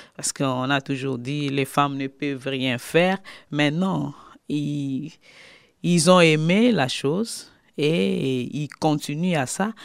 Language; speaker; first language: French; non-native, local second language; Lingala